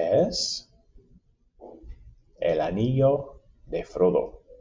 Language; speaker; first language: Spanish; non-native, fluent; English